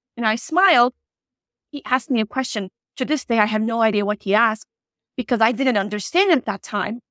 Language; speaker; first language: English; non-native, fluent; Turkish